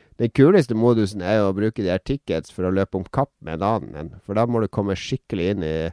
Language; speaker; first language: Norwegian; native; Norwegian